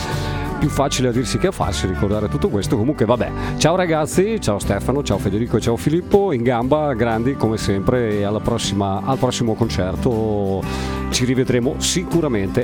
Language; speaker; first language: Italian; native; Italian